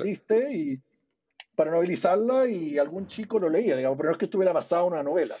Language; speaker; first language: Spanish; early bilingual, other home language; English